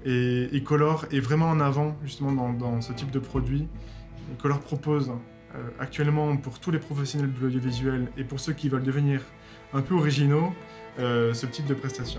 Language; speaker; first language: French; native; French